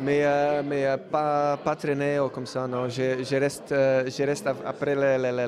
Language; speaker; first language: French; non-native, learner; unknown